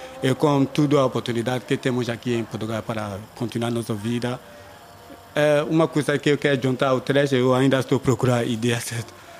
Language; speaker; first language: Portuguese; non-native, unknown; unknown